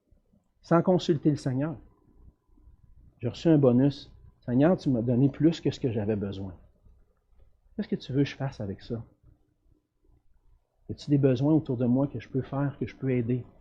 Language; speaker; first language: French; native; French